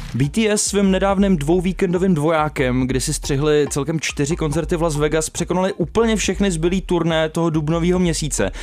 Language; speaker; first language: Czech; native; Czech